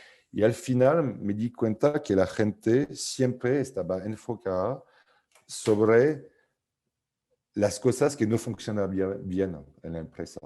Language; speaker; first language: Spanish; non-native, fluent; French